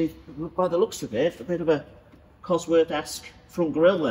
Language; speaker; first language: English; native; English